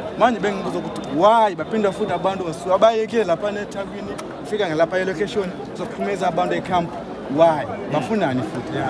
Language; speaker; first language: Zulu; non-native, fluent; Nyanja